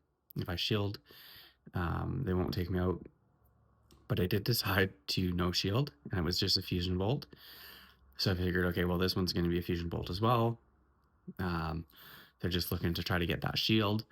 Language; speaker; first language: English; native; English